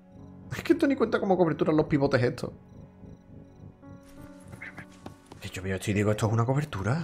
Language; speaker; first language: Spanish; native; Spanish